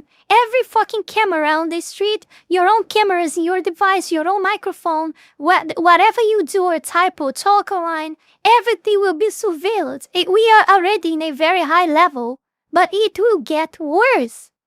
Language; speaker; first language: English; non-native, fluent; Portuguese